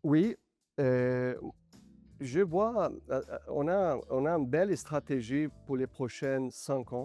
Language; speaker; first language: French; non-native, fluent; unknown